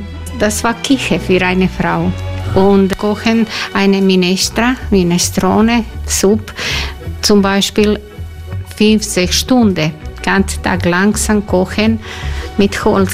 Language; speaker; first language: German; non-native, learner; Croatian